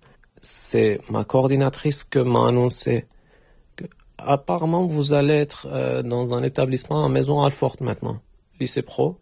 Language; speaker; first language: French; non-native, fluent; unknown